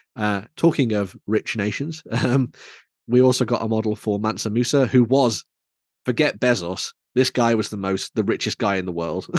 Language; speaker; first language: English; native; English